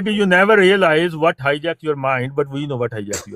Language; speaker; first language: English; non-native, fluent; Punjabi